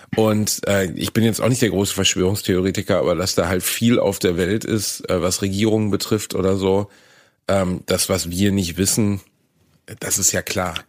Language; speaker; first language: German; native; German